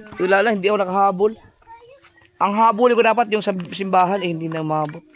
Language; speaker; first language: Filipino; non-native, local second language; Cebuano